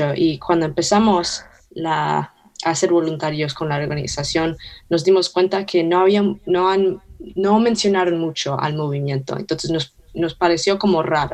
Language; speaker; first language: Spanish; early bilingual, heritage; Spanish